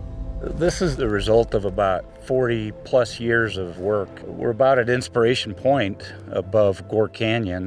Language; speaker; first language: English; native; English